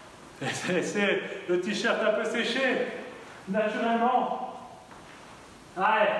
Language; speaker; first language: French; native; French